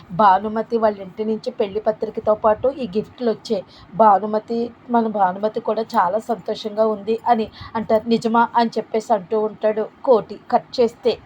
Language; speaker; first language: Telugu; native; Telugu